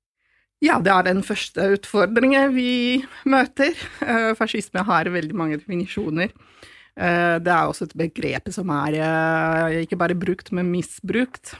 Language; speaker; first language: Norwegian; non-native, fluent; Italian